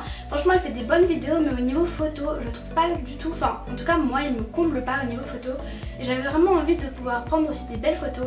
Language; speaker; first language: French; native; French